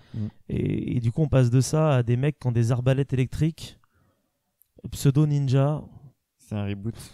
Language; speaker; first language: French; native; French